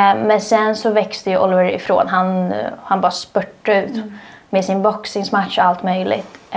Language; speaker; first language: Swedish; early bilingual, other home language; Russian